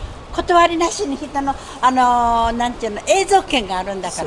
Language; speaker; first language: Japanese; native; Japanese